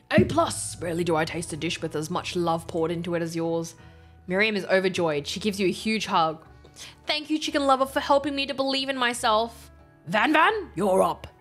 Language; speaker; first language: English; native; English